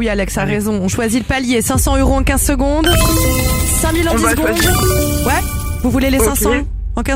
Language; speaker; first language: French; native; French